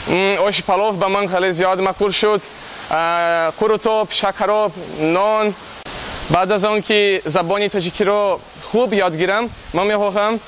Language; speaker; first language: Persian; non-native, learner; Portuguese